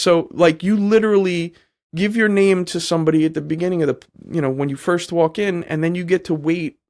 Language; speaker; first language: English; native; English